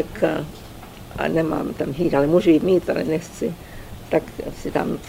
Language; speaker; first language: Czech; early bilingual, heritage; Czech